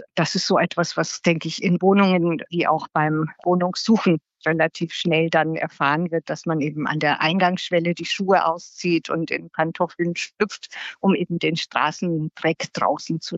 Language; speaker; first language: German; native; German